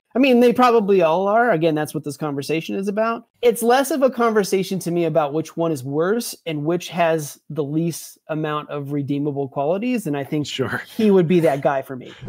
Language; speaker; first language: English; native; English